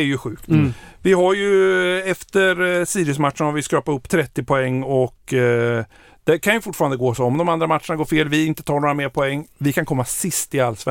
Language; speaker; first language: Swedish; native; Swedish